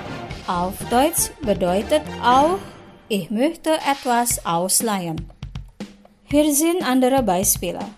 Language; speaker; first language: German; non-native, fluent; Indonesian